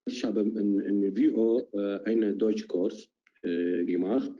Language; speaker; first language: German; non-native, learner; Arabic